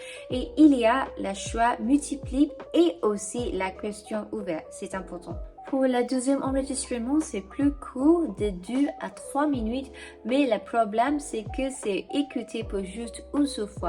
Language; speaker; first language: French; non-native, fluent; English